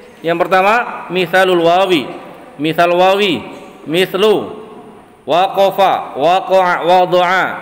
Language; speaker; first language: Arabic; non-native, fluent; Indonesian